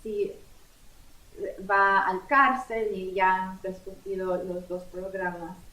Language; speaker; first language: Spanish; non-native, fluent; English